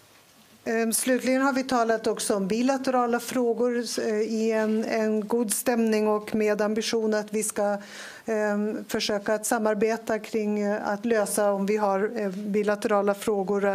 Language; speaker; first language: Swedish; native; Swedish